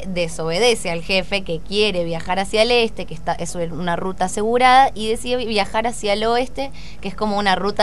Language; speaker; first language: Spanish; native; Spanish